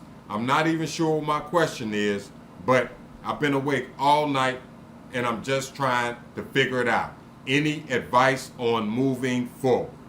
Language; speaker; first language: English; native; English